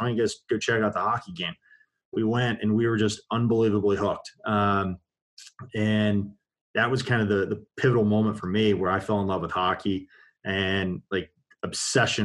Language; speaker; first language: English; native; English